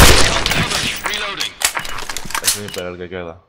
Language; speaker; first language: Spanish; native; Spanish